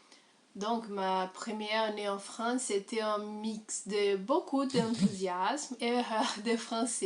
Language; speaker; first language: French; non-native, fluent; Portuguese